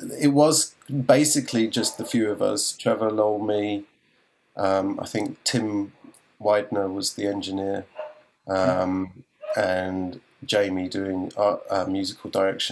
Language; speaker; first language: English; native; English